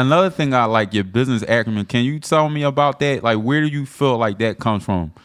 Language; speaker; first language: English; native; English